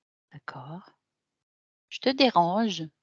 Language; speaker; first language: French; native; French